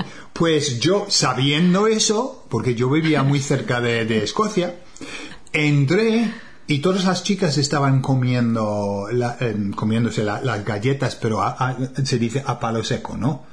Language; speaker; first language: Spanish; non-native, fluent; English